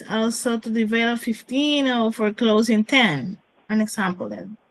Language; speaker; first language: English; non-native, learner; Spanish